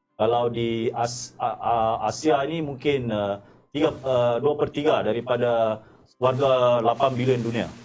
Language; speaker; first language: Malay; native; Malay